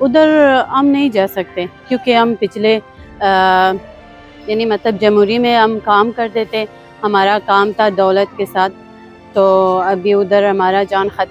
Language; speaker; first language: Hindi; non-native, fluent; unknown